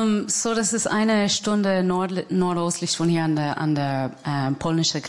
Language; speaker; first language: German; non-native, fluent; English